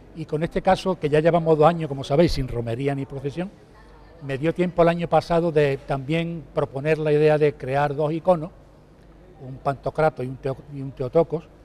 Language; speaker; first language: Spanish; native; Spanish